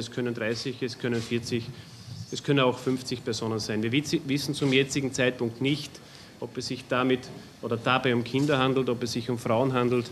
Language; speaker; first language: German; native; German